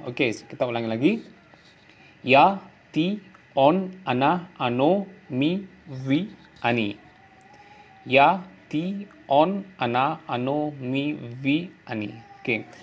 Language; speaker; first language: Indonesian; native; Indonesian